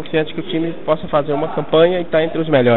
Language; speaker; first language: Portuguese; native; Portuguese